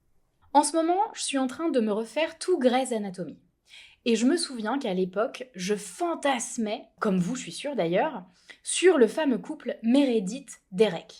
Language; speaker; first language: French; native; French